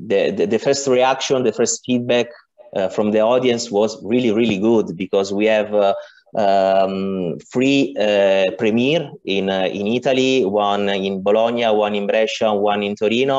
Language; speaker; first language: English; non-native, learner; Italian